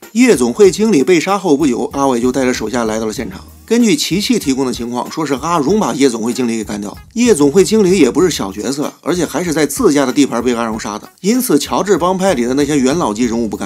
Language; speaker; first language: Chinese; native; Chinese